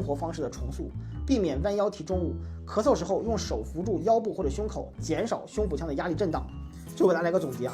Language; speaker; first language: Chinese; native; Chinese